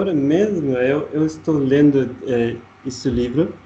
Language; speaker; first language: Portuguese; non-native, learner; Russian